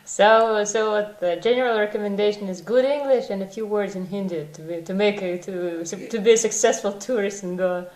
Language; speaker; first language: English; non-native, fluent; Russian